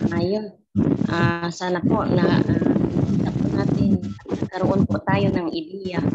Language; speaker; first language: Filipino; non-native, local second language; Cebuano